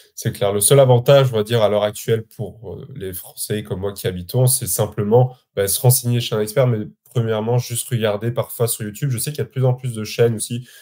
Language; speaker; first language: French; native; French